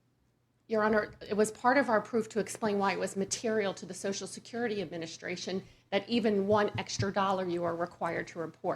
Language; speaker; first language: English; native; English